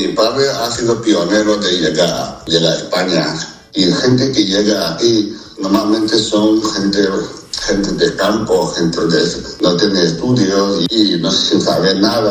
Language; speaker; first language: Spanish; non-native, fluent; Chinese